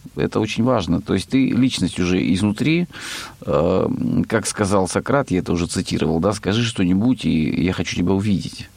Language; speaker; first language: Russian; native; Russian